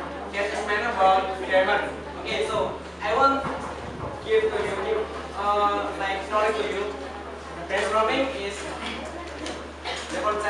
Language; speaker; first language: English; non-native, learner; Indonesian